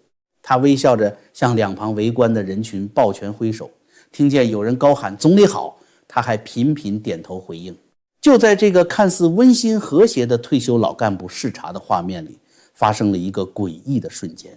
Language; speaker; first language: Chinese; native; Chinese